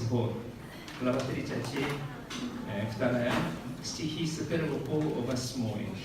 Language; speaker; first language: Russian; non-native, learner; Korean